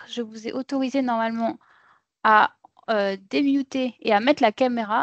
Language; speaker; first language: French; native; French